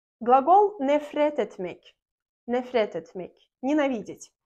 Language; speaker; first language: Turkish; non-native, fluent; Russian